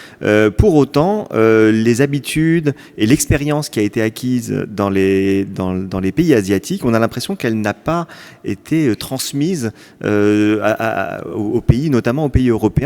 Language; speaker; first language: French; native; French